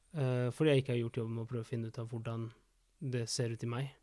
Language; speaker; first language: Norwegian; early bilingual, other home language; Spanish